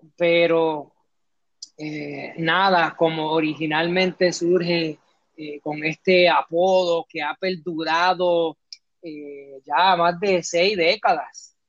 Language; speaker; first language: Spanish; early bilingual, heritage; Spanish